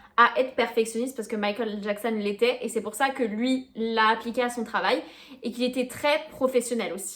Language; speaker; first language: French; native; French